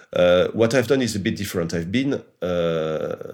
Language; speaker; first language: English; non-native, fluent; French